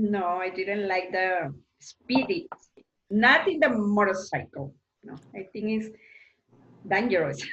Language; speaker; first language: English; non-native, learner; Spanish